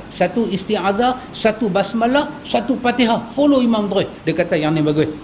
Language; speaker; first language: Malay; native; Malay